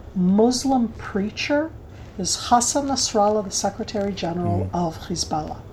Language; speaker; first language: English; native; English